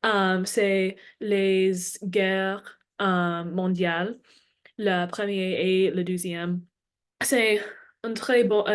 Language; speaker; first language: French; non-native, learner; English